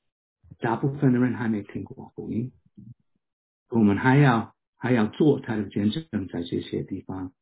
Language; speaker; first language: Chinese; non-native, fluent; English